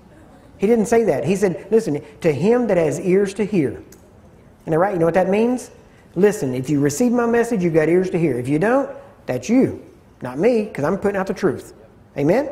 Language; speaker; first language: English; native; English